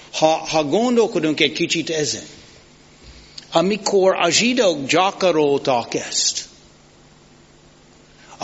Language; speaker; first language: Hungarian; non-native, fluent; English